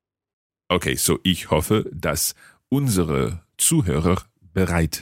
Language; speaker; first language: German; non-native, fluent; English